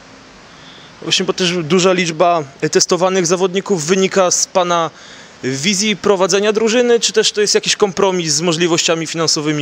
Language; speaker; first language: Polish; native; Polish